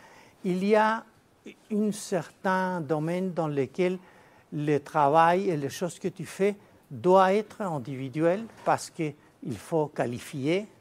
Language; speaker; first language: French; non-native, fluent; Spanish